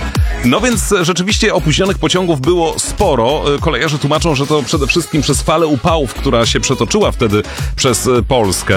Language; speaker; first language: Polish; native; Polish